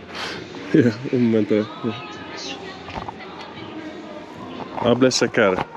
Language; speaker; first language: Spanish; non-native, learner; English